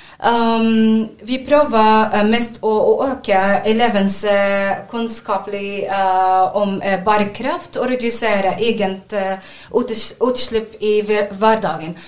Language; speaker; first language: Norwegian; non-native, learner; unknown